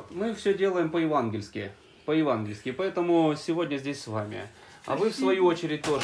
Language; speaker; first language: Russian; native; Russian